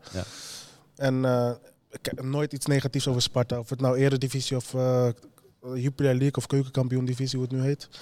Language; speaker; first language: Dutch; native; Dutch